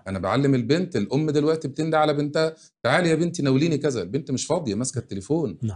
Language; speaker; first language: Arabic; native; Arabic